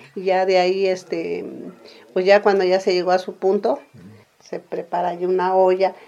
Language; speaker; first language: Spanish; native; Spanish